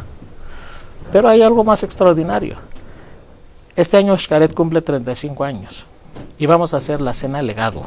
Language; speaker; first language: Spanish; non-native, fluent; Greek